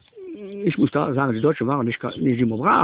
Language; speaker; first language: German; non-native, local second language; Luxembourgish